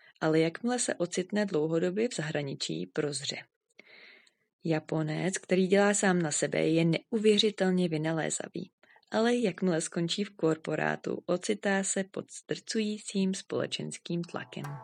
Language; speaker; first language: Czech; native; Czech